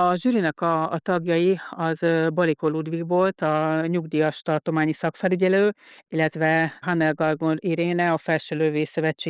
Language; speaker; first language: Hungarian; native; Hungarian